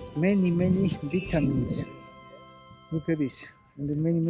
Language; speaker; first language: English; non-native, learner; Spanish